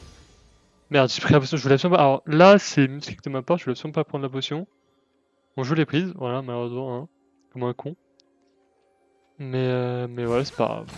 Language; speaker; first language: French; native; French